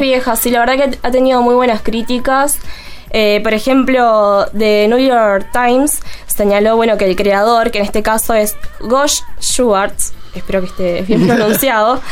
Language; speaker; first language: Spanish; native; Spanish